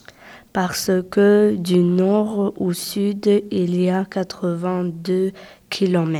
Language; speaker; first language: French; non-native, local second language; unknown